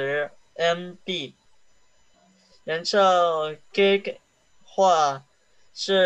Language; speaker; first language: Chinese; early bilingual, heritage; Chinese